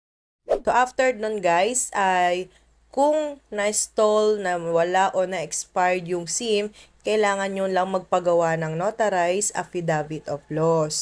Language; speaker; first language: Filipino; native; Filipino